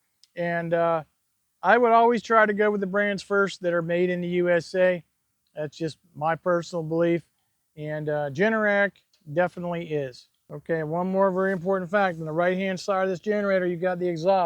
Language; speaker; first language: English; native; English